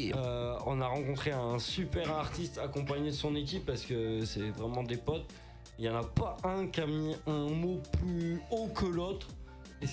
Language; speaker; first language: French; native; French